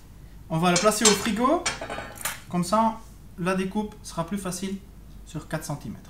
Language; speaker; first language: French; native; French